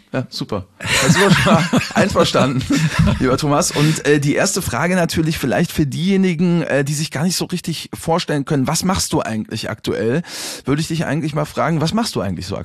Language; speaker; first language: German; native; German